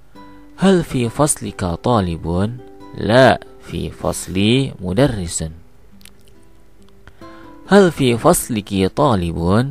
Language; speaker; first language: Arabic; non-native, fluent; Indonesian